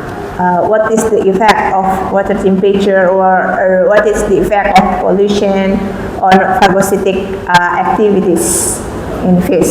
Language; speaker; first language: English; non-native, fluent; Indonesian